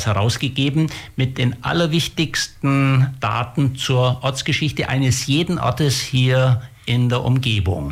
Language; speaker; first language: German; native; German